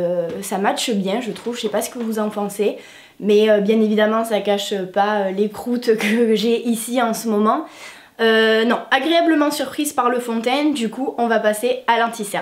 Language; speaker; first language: French; native; French